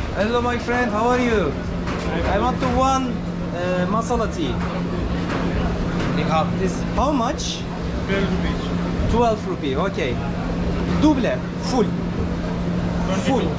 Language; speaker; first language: English; non-native, learner; Turkish